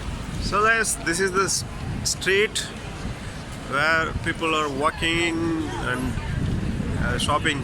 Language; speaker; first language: English; non-native, local second language; Tamil